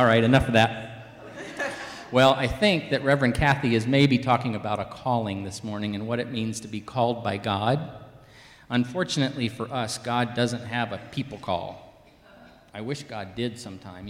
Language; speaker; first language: English; native; English